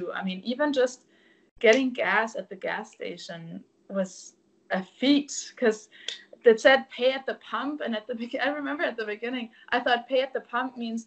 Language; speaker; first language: English; non-native, fluent; German